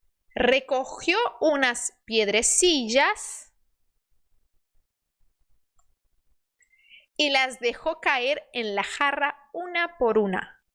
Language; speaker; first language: Spanish; non-native, fluent; Portuguese